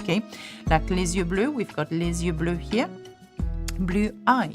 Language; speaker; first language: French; non-native, fluent; English